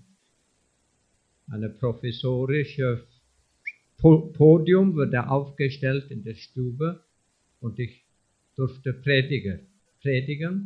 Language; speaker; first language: German; non-native, fluent; English